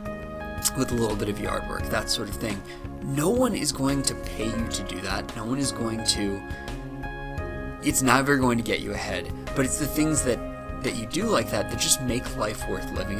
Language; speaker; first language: English; native; English